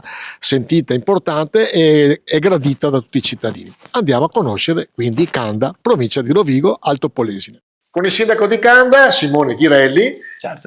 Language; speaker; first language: Italian; native; Italian